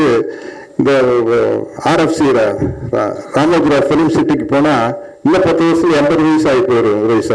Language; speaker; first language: Tamil; native; Tamil